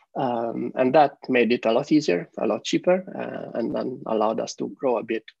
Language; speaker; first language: English; non-native, fluent; Italian